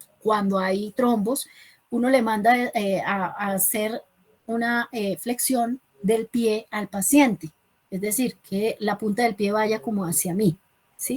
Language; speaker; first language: Spanish; native; Spanish